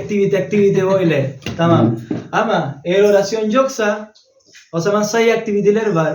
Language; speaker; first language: Turkish; non-native, learner; Spanish